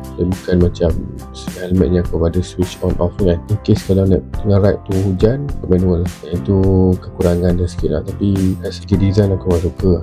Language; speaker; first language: Malay; native; Malay